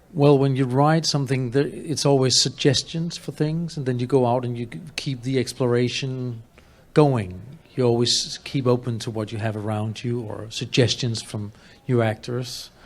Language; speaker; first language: English; non-native, fluent; Danish